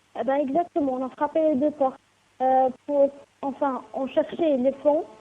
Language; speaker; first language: French; non-native, local second language; Arabic